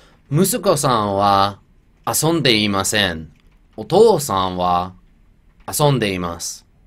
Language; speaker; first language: Japanese; non-native, learner; English